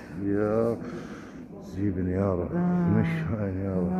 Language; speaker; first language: German; non-native, learner; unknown